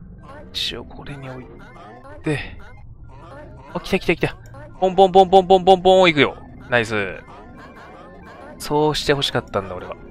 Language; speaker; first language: Japanese; native; Japanese